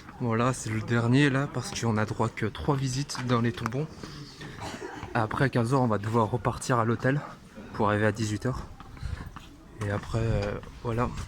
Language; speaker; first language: French; native; French